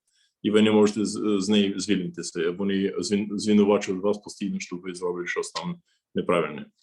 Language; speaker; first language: Ukrainian; non-native, fluent; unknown